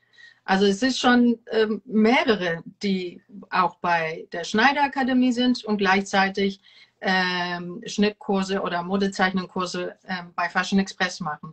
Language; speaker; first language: German; non-native, fluent; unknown